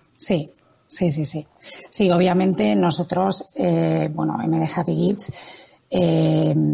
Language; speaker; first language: Spanish; native; Spanish